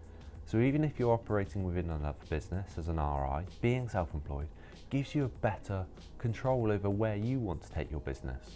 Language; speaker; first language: English; native; English